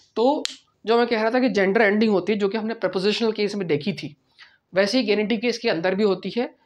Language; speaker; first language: Hindi; native; Hindi